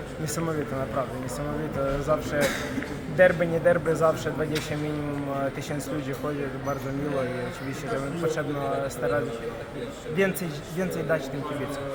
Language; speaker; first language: Polish; non-native, learner; Ukrainian